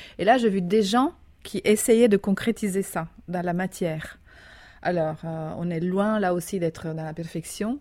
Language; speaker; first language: French; non-native, fluent; Italian